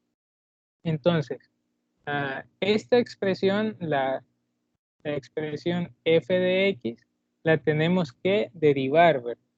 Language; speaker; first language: Spanish; native; Spanish